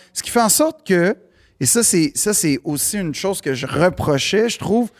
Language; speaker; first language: French; native; French